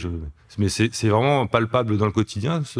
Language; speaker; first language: French; native; French